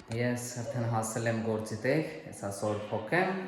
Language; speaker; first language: Armenian; non-native, learner; Hindi